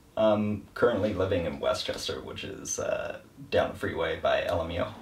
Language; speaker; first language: English; native; English